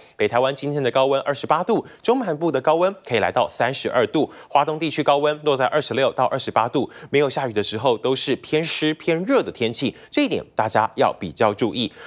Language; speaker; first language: Chinese; native; Chinese